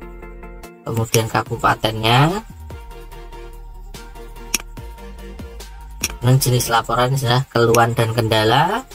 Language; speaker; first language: Indonesian; native; Indonesian